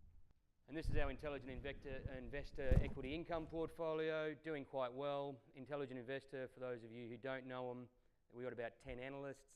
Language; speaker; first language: English; native; English